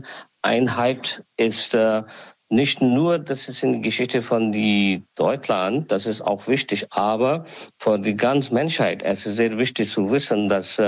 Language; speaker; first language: German; non-native, learner; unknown